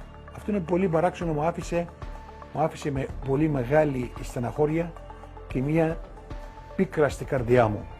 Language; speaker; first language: Greek; non-native, local second language; Turkish